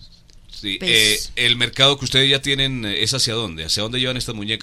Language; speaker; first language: Spanish; native; Spanish